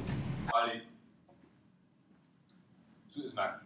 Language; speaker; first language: Arabic; non-native, learner; English